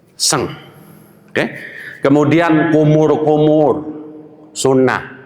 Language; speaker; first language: Indonesian; non-native, local second language; Javanese